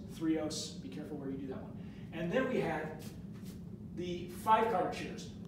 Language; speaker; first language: English; native; English